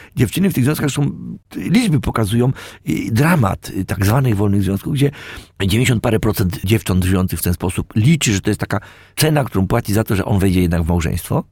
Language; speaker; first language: Polish; native; Polish